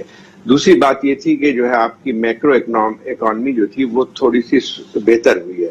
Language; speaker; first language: Urdu; native; Urdu